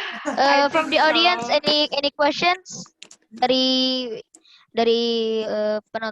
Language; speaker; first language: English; non-native, learner; Indonesian